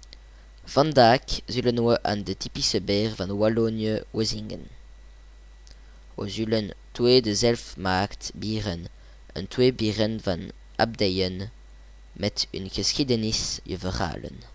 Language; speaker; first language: Dutch; non-native, learner; French